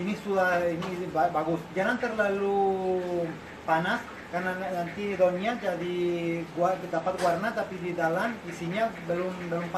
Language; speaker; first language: Indonesian; non-native, learner; Spanish